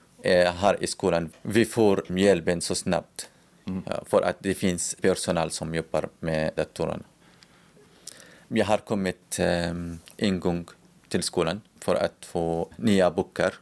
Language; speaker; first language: Swedish; non-native, learner; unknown